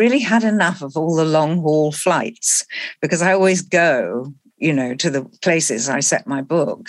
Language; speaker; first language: English; native; English